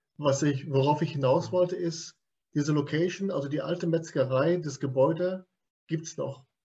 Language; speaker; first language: German; native; German